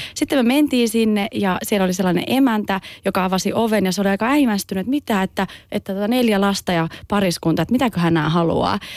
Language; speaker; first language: Finnish; early bilingual, other home language; Albanian